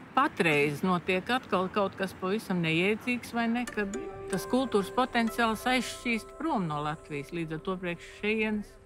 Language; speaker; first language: Latvian; native; Latvian